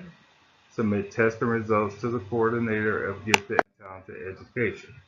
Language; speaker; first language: English; native; English